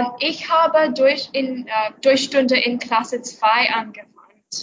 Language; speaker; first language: German; non-native, learner; English